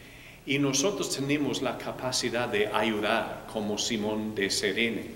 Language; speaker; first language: Spanish; non-native, fluent; English